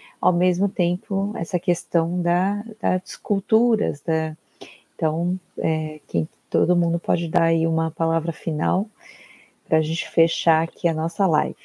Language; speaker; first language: Portuguese; native; Portuguese